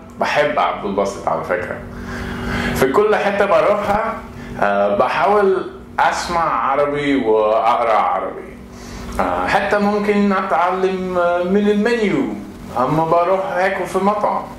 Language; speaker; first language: Arabic; non-native, fluent; English